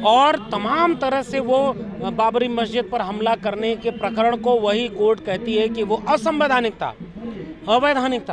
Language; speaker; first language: Hindi; native; Hindi